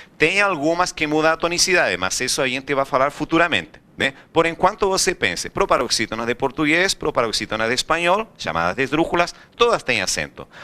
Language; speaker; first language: Portuguese; non-native, fluent; Spanish